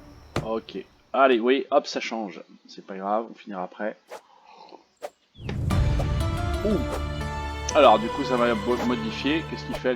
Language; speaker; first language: French; native; French